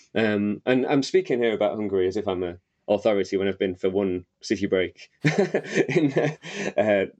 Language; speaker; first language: English; native; English